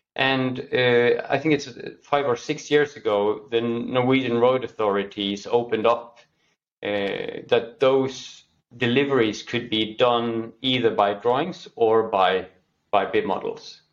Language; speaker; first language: English; non-native, fluent; Norwegian